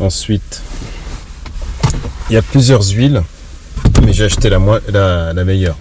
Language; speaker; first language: French; native; French